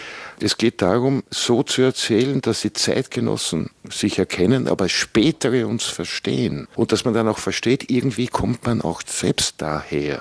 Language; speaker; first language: German; native; German